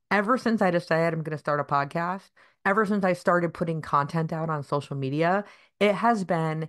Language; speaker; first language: English; native; English